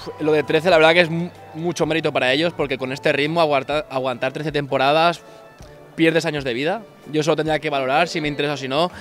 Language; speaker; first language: Spanish; native; Spanish